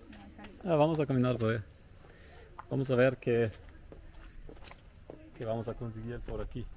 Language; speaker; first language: Spanish; non-native, fluent; German